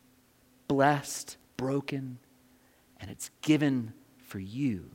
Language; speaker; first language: English; native; English